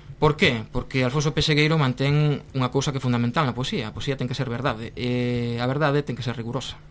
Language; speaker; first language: Galician; non-native, local second language; Spanish